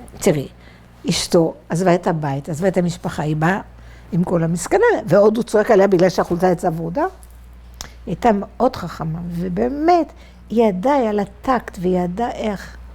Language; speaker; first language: Hebrew; non-native, fluent; French